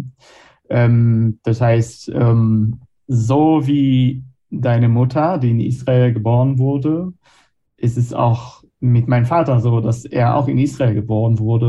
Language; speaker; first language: German; non-native, fluent; Hebrew